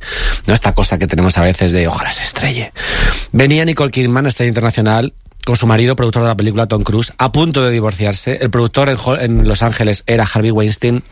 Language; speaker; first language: Spanish; native; Spanish